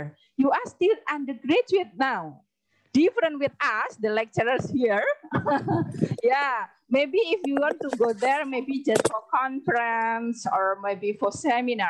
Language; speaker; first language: English; non-native, learner; Indonesian